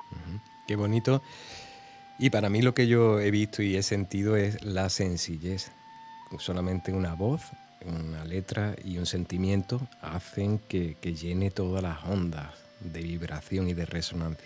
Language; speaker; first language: Spanish; native; Spanish